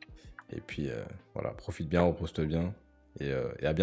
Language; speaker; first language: French; native; French